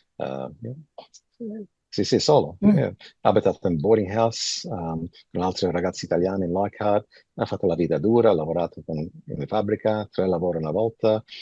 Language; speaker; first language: Italian; early bilingual, heritage; Italian